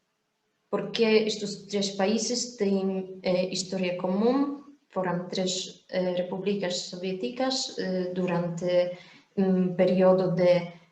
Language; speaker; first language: Portuguese; non-native, fluent; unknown